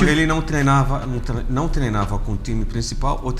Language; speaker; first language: Portuguese; non-native, fluent; Arabic